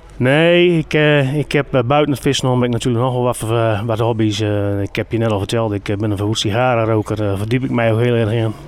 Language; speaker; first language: Dutch; native; Dutch